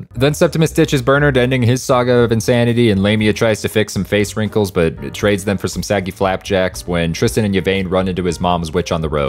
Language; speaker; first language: English; native; English